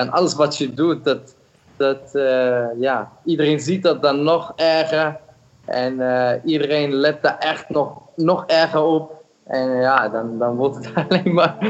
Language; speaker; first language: Dutch; non-native, fluent; German